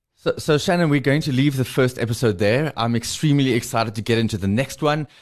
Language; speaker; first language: English; native; English